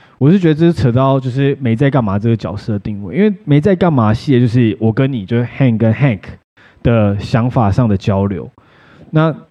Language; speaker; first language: Chinese; native; Chinese